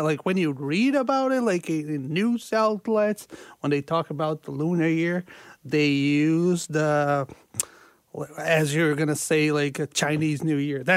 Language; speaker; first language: English; non-native, fluent; Portuguese